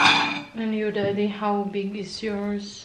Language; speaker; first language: English; non-native, local second language; Filipino